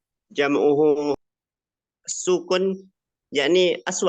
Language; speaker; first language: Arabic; non-native, learner; Indonesian